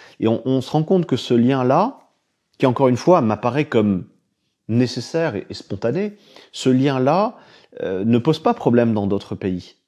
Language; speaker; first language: French; native; French